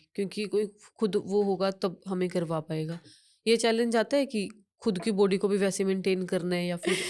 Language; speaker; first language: Hindi; non-native, local second language; Punjabi